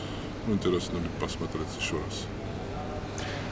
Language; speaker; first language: Russian; non-native, fluent; Georgian